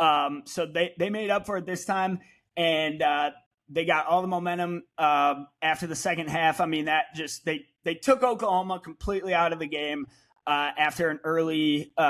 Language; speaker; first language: English; native; English